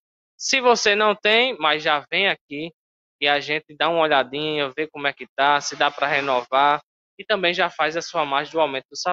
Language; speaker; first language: Portuguese; native; Portuguese